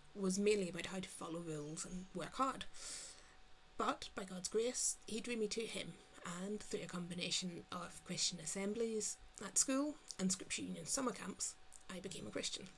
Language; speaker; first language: English; native; English